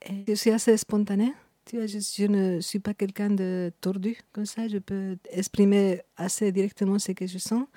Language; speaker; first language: French; non-native, fluent; Spanish